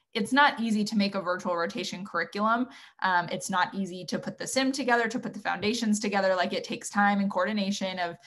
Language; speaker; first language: English; native; English